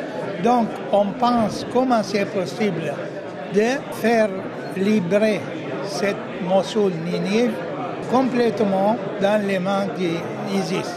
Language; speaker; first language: French; non-native, fluent; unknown